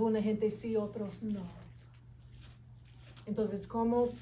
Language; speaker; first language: Spanish; non-native, fluent; English